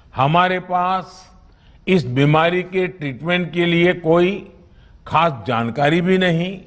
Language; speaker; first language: Hindi; non-native, local second language; Gujarati